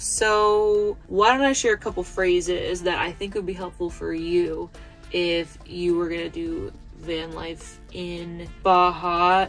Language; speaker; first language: English; native; English